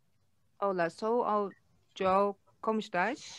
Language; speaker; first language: Portuguese; non-native, learner; Turkish